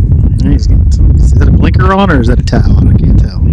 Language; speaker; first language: English; native; English